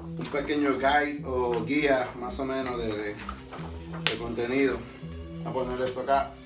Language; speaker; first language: Spanish; early bilingual, heritage; Spanish